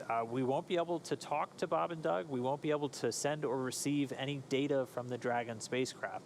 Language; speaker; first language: English; native; English